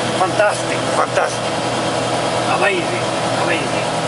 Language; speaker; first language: English; non-native, learner; Polish